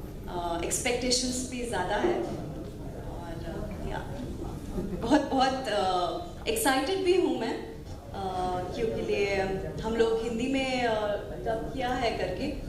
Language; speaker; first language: Hindi; non-native, local second language; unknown